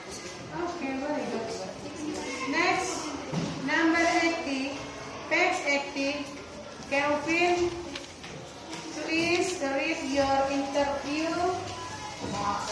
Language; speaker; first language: English; non-native, learner; Indonesian